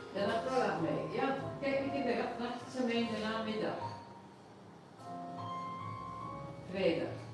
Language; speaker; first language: Dutch; native; Dutch